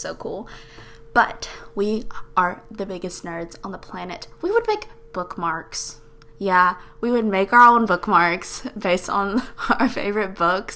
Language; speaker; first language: English; native; English